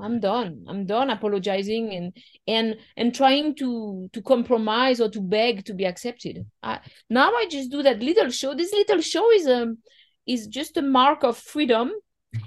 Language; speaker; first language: English; non-native, fluent; French